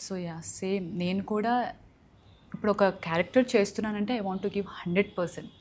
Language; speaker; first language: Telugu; native; Telugu